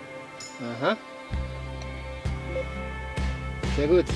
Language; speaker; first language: German; native; German